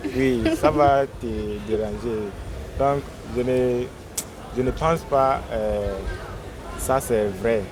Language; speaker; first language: French; non-native, learner; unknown